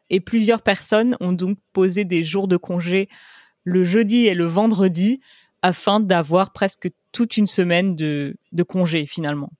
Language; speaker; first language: French; native; French